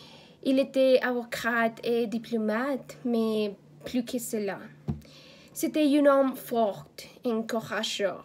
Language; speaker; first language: French; non-native, learner; Spanish